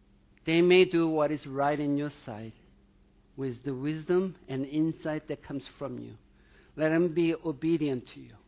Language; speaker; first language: English; non-native, fluent; Korean